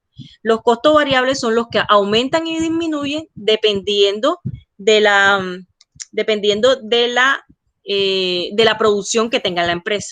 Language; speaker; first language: Spanish; native; Spanish